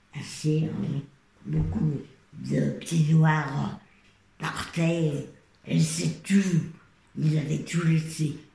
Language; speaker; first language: French; native; French